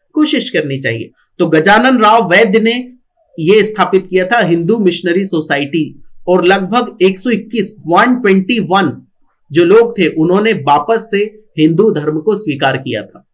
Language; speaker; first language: Hindi; non-native, local second language; Marathi